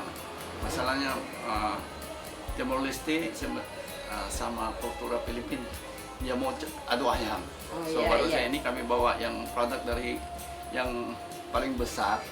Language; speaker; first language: Indonesian; non-native, local second language; Tetum